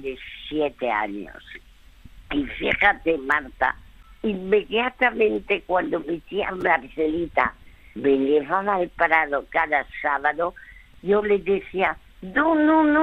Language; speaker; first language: Spanish; early bilingual, other home language; French